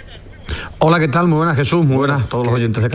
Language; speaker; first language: Spanish; native; Spanish